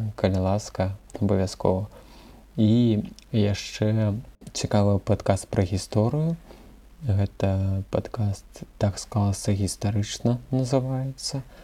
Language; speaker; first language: Belarusian; non-native, local second language; Russian